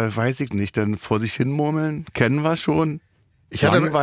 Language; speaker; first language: German; native; German